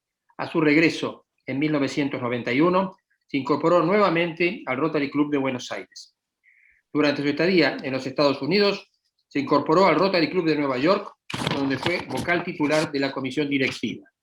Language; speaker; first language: Spanish; native; Spanish